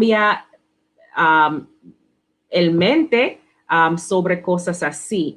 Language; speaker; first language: Spanish; non-native, learner; English